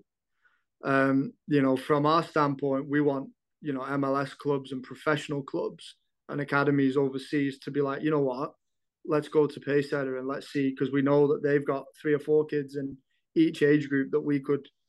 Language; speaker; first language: English; native; English